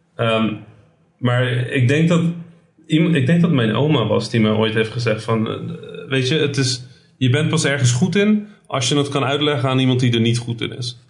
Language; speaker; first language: Dutch; early bilingual, other home language; Arabic